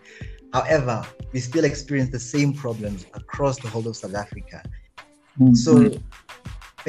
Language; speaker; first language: English; non-native, local second language; Zulu